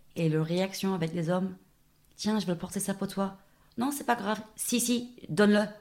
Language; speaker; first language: French; non-native, fluent; English